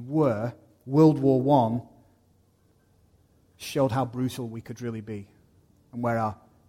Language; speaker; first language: English; native; English